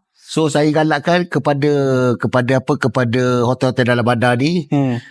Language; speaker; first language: Malay; native; Malay